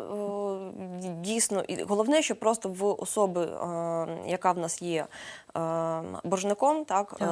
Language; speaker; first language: Ukrainian; native; Ukrainian